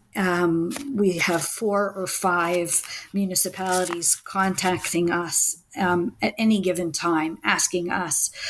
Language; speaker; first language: English; native; English